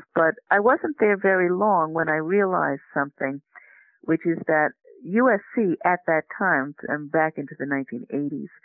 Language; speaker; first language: English; native; English